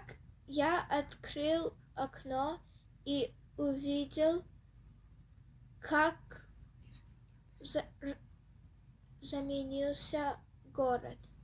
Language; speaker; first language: Russian; early bilingual, heritage; Russian